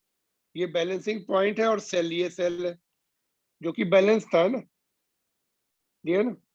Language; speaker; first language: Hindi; non-native, local second language; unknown